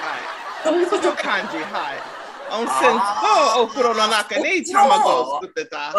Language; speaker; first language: Japanese; non-native, learner; English